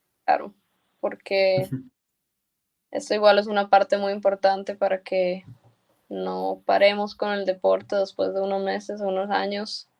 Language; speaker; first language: Spanish; early bilingual, heritage; Spanish